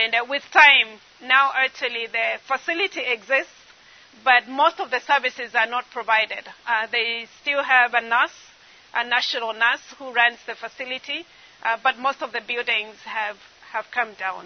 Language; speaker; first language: English; non-native, local second language; Kamba